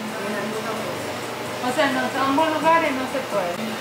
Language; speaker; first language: Spanish; native; Spanish